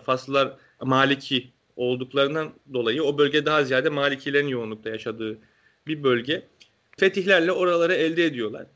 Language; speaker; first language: Turkish; native; Turkish